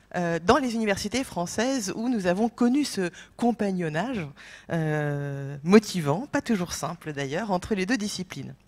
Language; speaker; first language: French; non-native, fluent; Polish